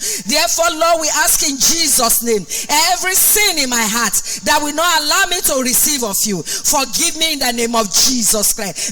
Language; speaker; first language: English; non-native, local second language; Yoruba